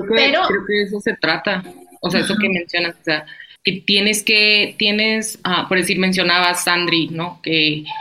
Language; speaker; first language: Spanish; native; Spanish